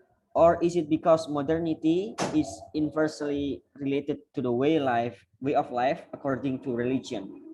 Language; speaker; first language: English; non-native, learner; Indonesian